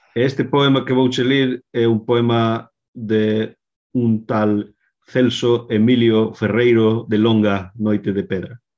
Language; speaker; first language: Galician; non-native, local second language; Spanish